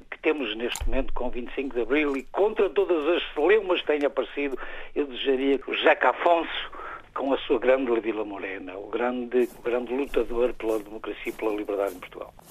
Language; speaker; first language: Portuguese; native; Portuguese